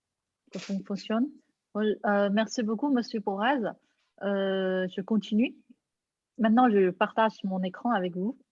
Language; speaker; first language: French; non-native, fluent; Chinese